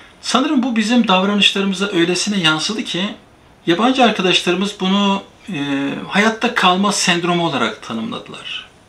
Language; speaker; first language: Turkish; native; Turkish